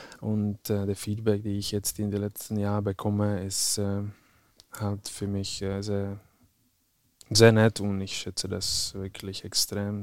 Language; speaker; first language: German; non-native, fluent; Czech